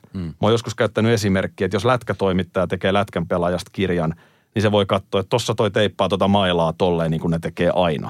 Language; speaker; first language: Finnish; native; Finnish